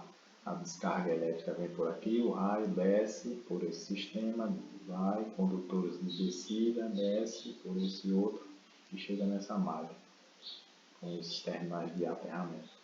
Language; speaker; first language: Portuguese; native; Portuguese